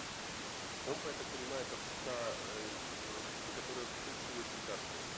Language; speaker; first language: Russian; native; Russian